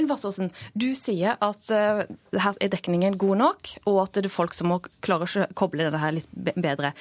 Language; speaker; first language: Norwegian; native; Norwegian